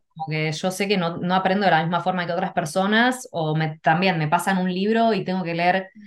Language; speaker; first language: Spanish; native; Spanish